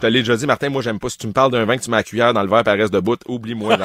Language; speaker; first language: French; native; French